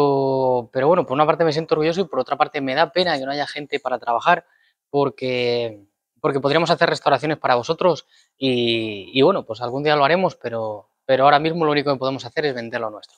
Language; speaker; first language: Spanish; native; Spanish